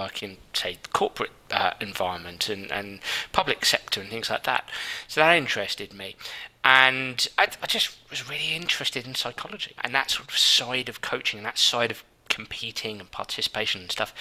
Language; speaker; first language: English; native; English